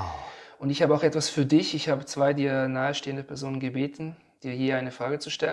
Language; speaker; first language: German; native; German